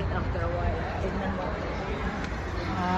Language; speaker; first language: English; non-native, fluent; Filipino